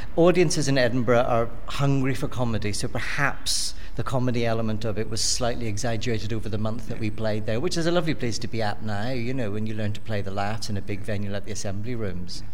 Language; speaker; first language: English; native; English